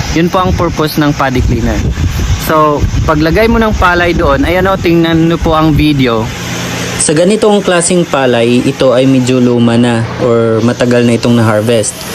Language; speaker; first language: Filipino; native; Filipino